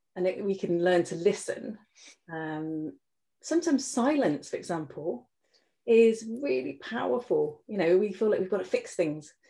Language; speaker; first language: English; native; English